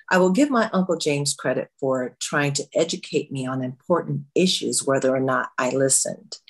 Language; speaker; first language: English; native; English